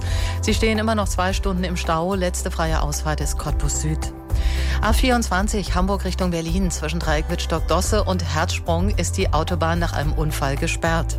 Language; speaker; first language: German; native; German